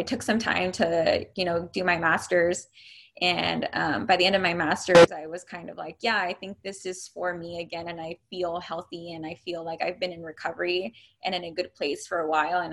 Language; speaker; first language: English; native; English